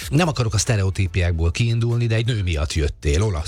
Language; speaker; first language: Hungarian; native; Hungarian